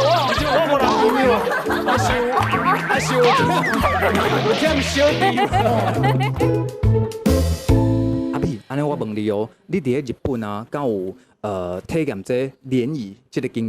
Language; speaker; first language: Chinese; native; Chinese